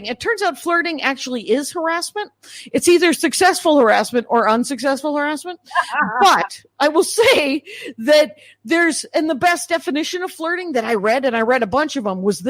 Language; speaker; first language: English; native; English